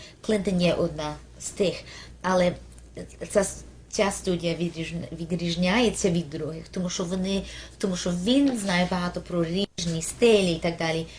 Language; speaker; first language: Ukrainian; early bilingual, heritage; Ukrainian